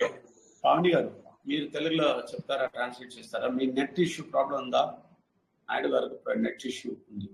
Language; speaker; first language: Telugu; non-native, learner; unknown